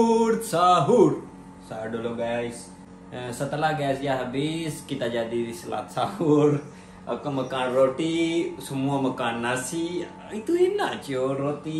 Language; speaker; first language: Indonesian; non-native, learner; Urdu